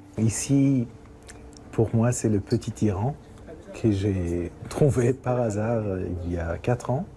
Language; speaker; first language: French; non-native, fluent; Persian